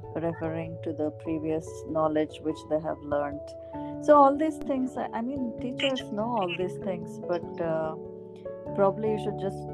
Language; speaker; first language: English; non-native, local second language; Kannada